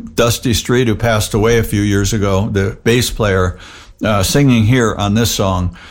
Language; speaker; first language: English; native; English